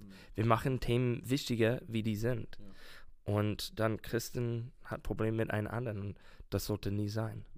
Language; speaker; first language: German; non-native, learner; English